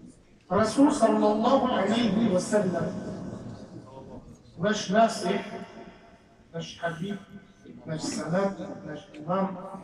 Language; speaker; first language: Russian; non-native, learner; Tajik